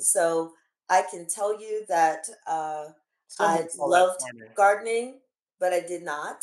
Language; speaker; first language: English; native; English